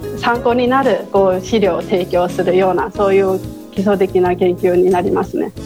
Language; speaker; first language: Japanese; non-native, fluent; Chinese